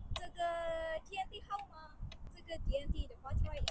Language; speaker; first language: Chinese; non-native, learner; Indonesian